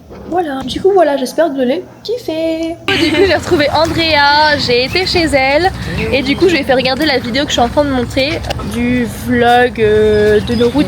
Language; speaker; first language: French; native; French